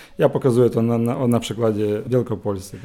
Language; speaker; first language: Polish; non-native, learner; Ukrainian